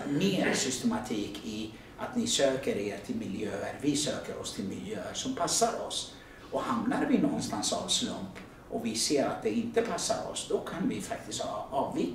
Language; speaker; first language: Swedish; non-native, fluent; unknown